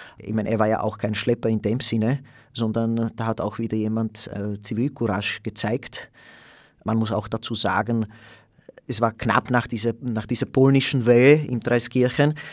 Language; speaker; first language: German; non-native, fluent; Slovak